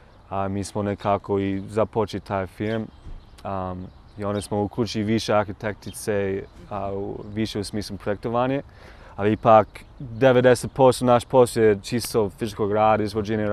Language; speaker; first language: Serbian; non-native, learner; English